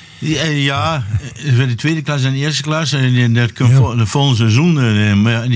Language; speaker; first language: Dutch; native; Dutch